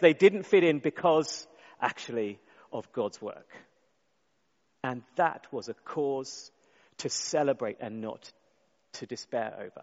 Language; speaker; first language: English; native; English